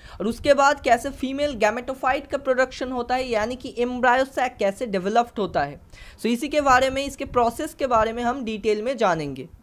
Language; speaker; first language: Hindi; non-native, local second language; Bangla